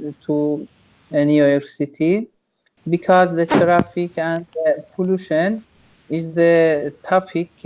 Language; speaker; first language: English; non-native, learner; Persian